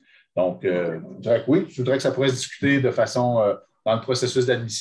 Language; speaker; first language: French; native; French